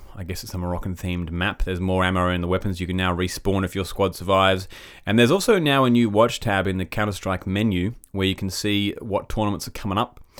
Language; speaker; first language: English; native; English